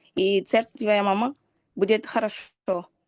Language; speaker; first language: Russian; non-native, learner; Portuguese